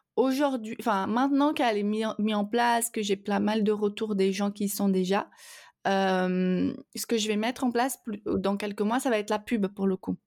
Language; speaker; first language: French; non-native, fluent; Portuguese